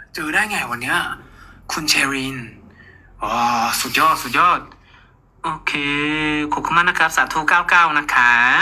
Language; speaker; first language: Thai; non-native, fluent; Korean